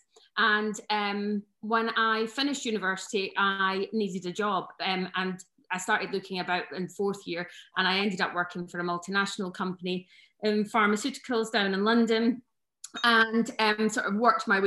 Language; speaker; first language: English; native; English